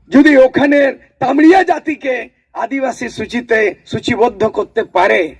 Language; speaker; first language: Bangla; non-native, local second language; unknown